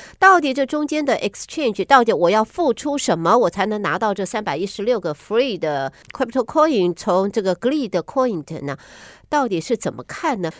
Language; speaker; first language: Chinese; native; Chinese